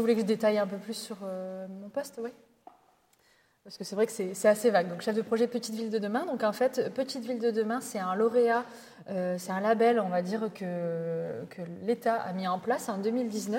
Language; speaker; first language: French; native; French